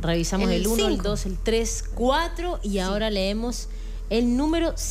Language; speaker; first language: Spanish; native; Spanish